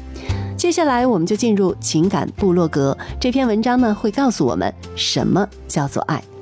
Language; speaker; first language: Chinese; native; Chinese